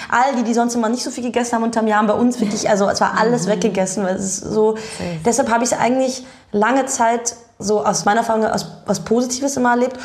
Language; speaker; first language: German; early bilingual, other home language; Bulgarian